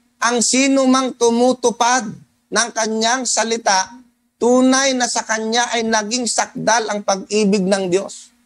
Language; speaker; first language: Filipino; non-native, local second language; Cebuano